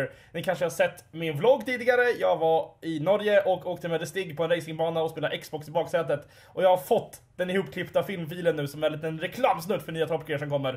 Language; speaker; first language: Swedish; native; Swedish